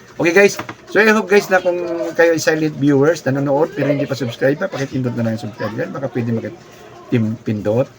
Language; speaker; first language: Filipino; non-native, local second language; Cebuano